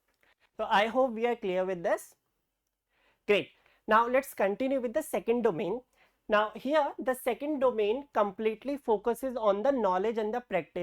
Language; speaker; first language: English; non-native, local second language; Hindi